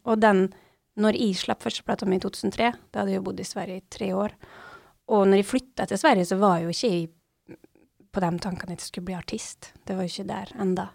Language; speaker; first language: Norwegian; native; Norwegian